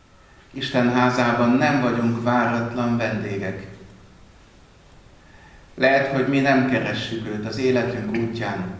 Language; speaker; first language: Hungarian; native; Hungarian